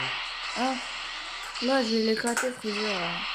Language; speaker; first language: French; native; French